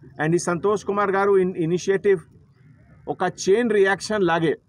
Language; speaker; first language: Telugu; non-native, fluent; Hindi